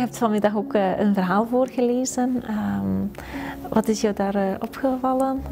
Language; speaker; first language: Dutch; native; Dutch